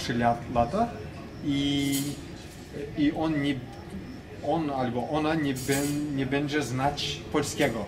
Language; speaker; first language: Polish; non-native, learner; Kazakh